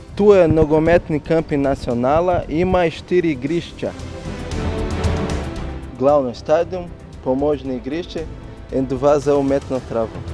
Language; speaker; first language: Slovenian; non-native, learner; Portuguese